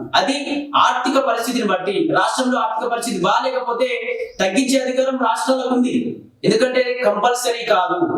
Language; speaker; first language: Telugu; native; Telugu